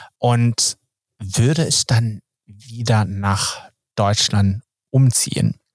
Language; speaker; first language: German; non-native, fluent; Swedish